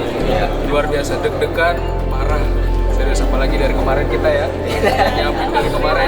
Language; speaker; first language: Indonesian; native; Indonesian